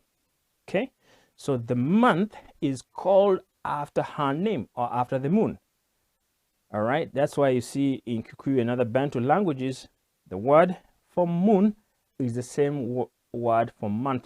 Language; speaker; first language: English; non-native, local second language; Kikuyu